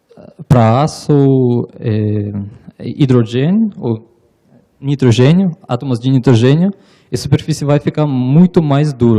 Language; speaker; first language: Portuguese; non-native, learner; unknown